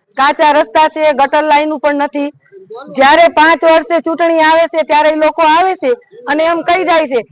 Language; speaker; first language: Gujarati; native; Gujarati